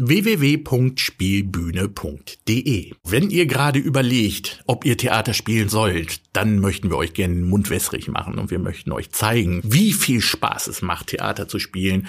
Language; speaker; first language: German; native; German